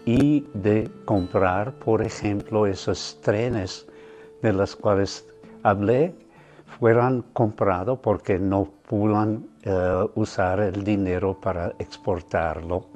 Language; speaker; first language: Spanish; non-native, fluent; German